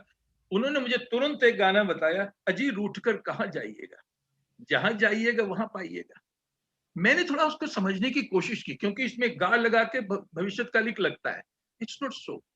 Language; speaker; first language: Hindi; native; Hindi